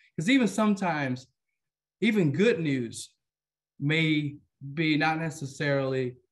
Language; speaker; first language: English; native; English